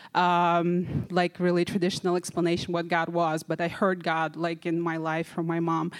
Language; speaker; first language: English; non-native, fluent; Kazakh